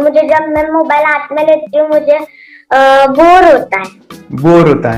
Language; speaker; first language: Hindi; native; Hindi